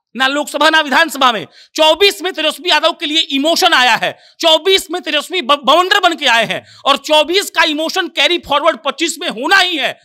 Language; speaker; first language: Hindi; native; Hindi